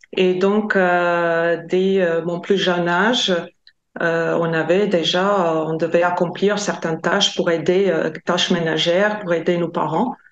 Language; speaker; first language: French; non-native, fluent; Latvian